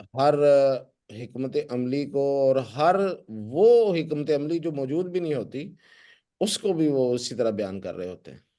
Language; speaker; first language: Urdu; non-native, local second language; Punjabi